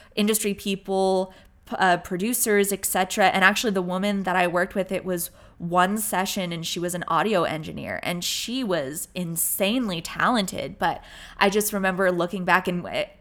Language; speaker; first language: English; native; English